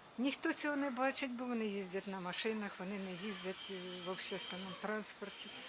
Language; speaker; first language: Ukrainian; native; Ukrainian